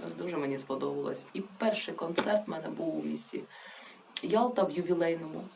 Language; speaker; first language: Ukrainian; non-native, local second language; Russian